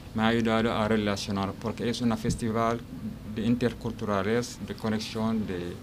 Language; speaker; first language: Spanish; non-native, learner; Wolof